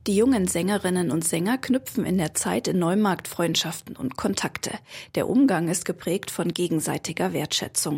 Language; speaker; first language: German; native; German